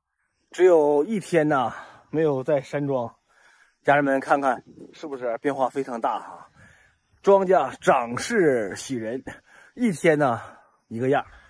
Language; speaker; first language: Chinese; native; Chinese